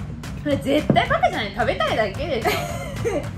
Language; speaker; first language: Japanese; native; Japanese